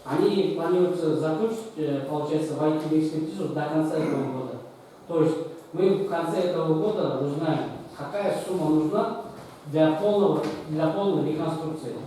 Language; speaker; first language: Russian; non-native, local second language; Kazakh